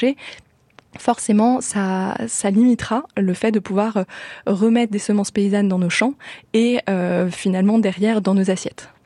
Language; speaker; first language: French; native; French